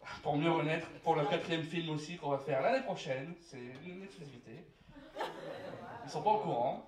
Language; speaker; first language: French; native; French